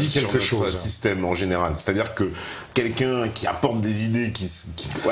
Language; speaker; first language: French; native; French